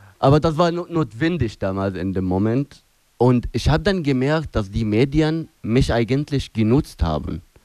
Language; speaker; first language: German; non-native, fluent; Arabic